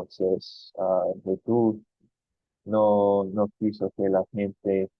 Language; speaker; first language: Spanish; non-native, fluent; English